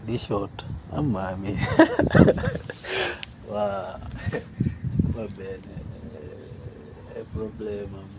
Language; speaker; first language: Italian; non-native, learner; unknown